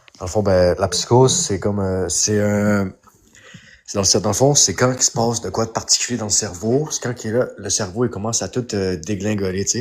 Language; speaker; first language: French; native; French